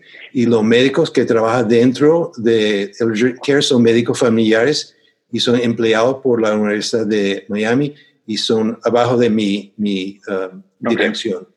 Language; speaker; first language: Spanish; non-native, fluent; English